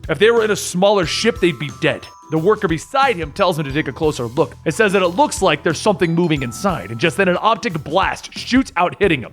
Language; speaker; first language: English; native; English